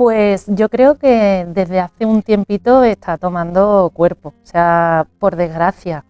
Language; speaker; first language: Spanish; native; Spanish